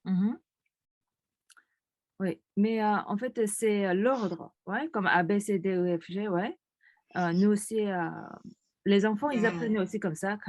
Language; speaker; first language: French; non-native, fluent; Korean